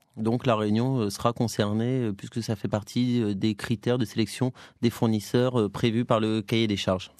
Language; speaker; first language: French; native; French